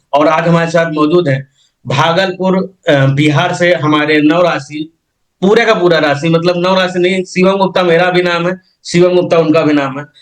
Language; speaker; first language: Hindi; native; Hindi